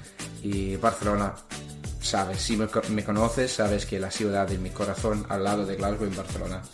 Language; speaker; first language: Spanish; non-native, learner; English